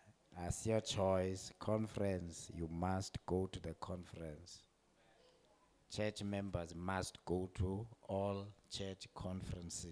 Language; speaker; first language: English; non-native, local second language; Xhosa